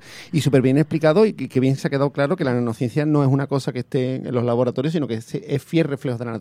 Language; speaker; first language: Spanish; native; Spanish